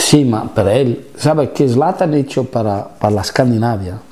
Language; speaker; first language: Spanish; non-native, fluent; Italian